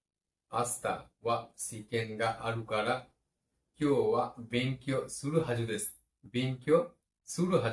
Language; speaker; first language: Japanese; non-native, fluent; Bangla